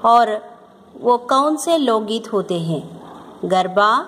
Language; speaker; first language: Hindi; non-native, local second language; Telugu